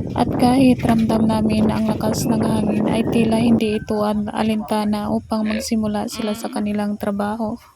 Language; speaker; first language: Filipino; non-native, local second language; Cebuano